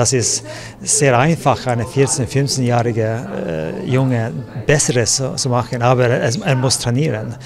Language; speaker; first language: German; non-native, learner; Norwegian